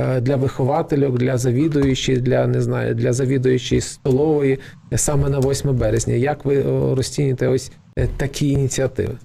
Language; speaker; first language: Ukrainian; native; Ukrainian